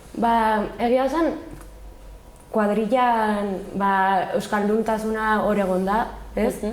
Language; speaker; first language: Basque; non-native, local second language; Spanish